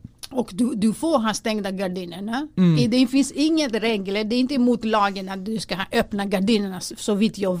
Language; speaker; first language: Swedish; non-native, fluent; Greek